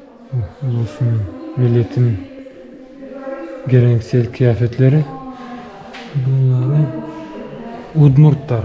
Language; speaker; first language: Turkish; non-native, learner; Bashkir